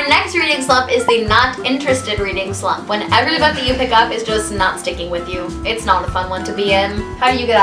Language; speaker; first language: English; native; English